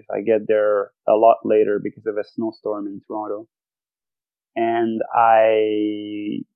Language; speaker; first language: English; non-native, fluent; French